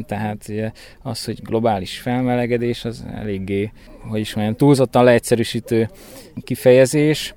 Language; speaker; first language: Hungarian; native; Hungarian